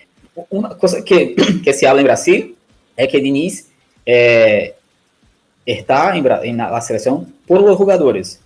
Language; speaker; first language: Spanish; non-native, learner; Portuguese